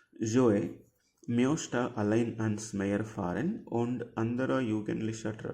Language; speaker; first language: German; non-native, fluent; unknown